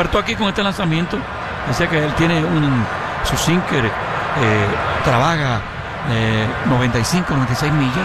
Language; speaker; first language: Spanish; native; Spanish